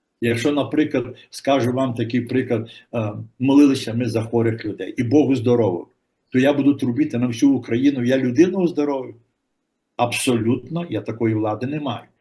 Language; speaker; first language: Ukrainian; native; Ukrainian